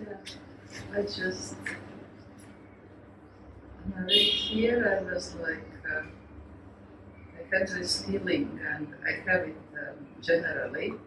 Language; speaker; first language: English; non-native, fluent; Latvian